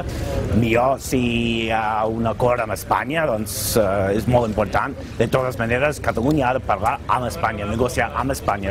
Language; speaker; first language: Catalan; non-native, fluent; English